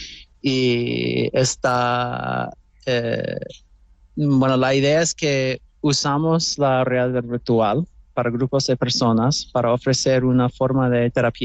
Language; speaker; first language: Spanish; non-native, fluent; English